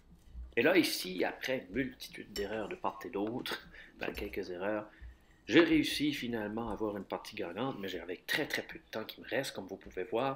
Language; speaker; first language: French; native; French